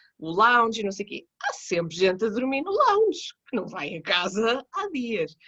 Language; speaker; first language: Portuguese; native; Portuguese